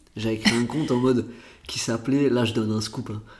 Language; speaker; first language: French; early bilingual, other home language; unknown